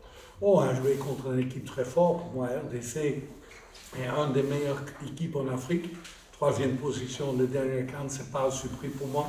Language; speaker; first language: French; non-native, fluent; Dutch